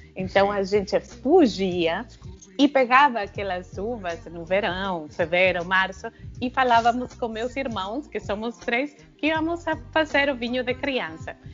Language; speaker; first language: Portuguese; non-native, fluent; Spanish